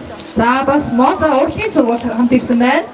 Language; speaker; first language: Mongolian; native; Mongolian